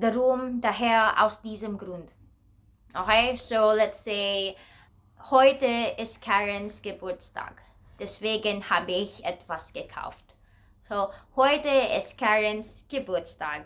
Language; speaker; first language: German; non-native, learner; Filipino